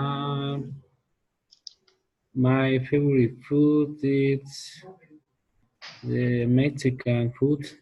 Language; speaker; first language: English; non-native, learner; Spanish